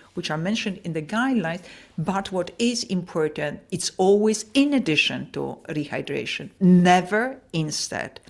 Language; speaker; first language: English; non-native, fluent; Polish